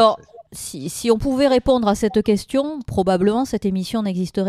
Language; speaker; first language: French; native; French